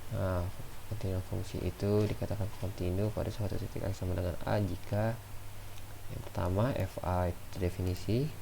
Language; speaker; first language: Indonesian; native; Indonesian